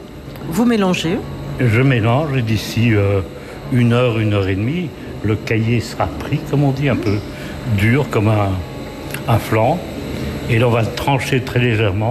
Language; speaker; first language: French; native; French